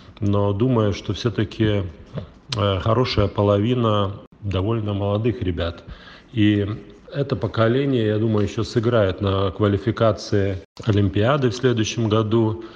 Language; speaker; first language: Russian; non-native, local second language; Lithuanian